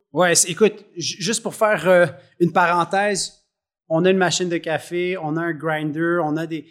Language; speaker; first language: French; native; French